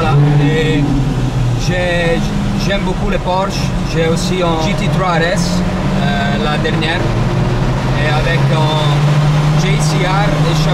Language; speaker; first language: French; non-native, learner; Italian